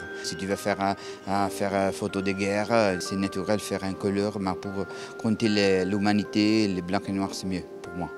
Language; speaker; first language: French; non-native, learner; Italian